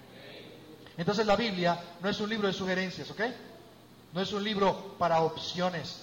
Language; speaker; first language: Spanish; native; Spanish